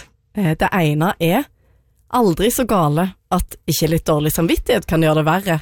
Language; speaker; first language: Norwegian; native; Norwegian